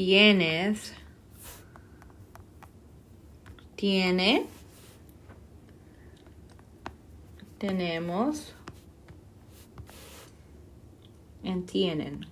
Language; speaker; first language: Spanish; non-native, fluent; English